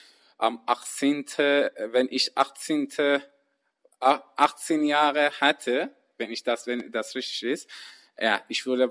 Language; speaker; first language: German; non-native, learner; Persian